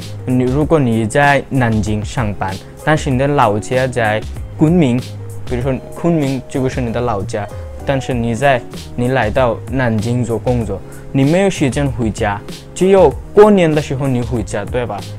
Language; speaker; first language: Chinese; non-native, learner; Bangla